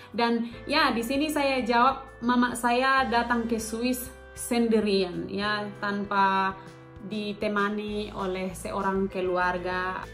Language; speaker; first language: Indonesian; non-native, local second language; Batak Toba